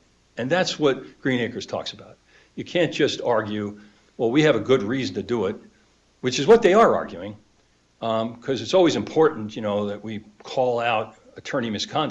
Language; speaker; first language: English; native; English